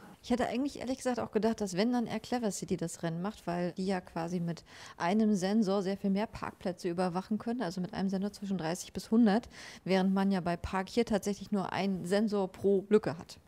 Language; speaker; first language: German; native; German